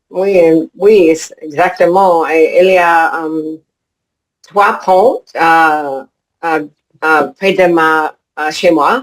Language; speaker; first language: French; non-native, learner; English